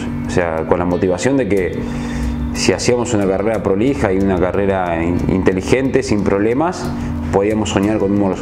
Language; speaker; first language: Spanish; native; Spanish